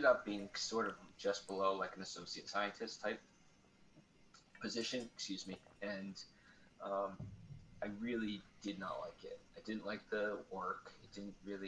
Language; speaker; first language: English; native; English